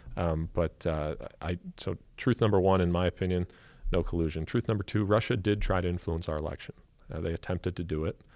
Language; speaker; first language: English; native; English